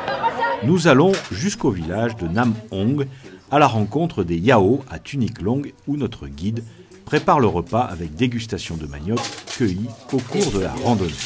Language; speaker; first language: French; native; French